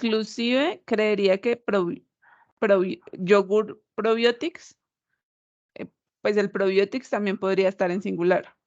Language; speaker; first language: Spanish; native; Spanish